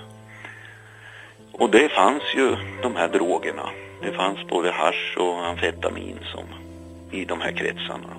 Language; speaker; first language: Swedish; native; Swedish